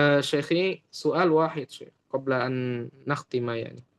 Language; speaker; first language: Arabic; non-native, fluent; Indonesian